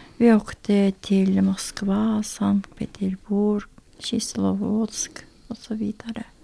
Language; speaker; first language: Swedish; non-native, learner; Azerbaijani